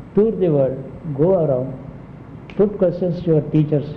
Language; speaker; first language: English; non-native, local second language; Telugu